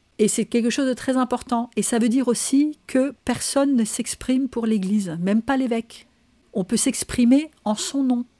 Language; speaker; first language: French; non-native, fluent; Danish